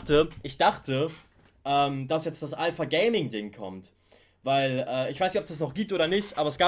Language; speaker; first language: German; native; German